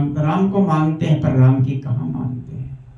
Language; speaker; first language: Hindi; native; Hindi